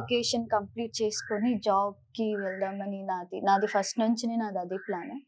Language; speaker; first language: Telugu; non-native, local second language; Kannada